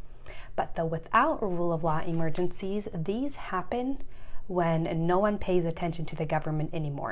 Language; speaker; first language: English; native; English